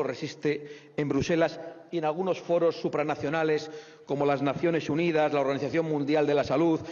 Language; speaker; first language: Spanish; native; Spanish